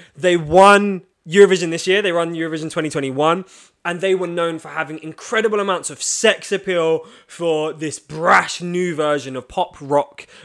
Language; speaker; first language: English; native; English